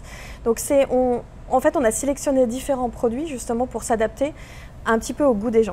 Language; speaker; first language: French; native; French